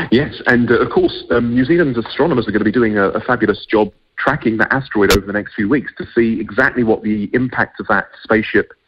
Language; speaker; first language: English; native; English